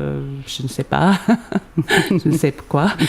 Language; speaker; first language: French; non-native, fluent; English